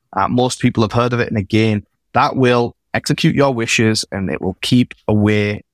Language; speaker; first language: English; native; English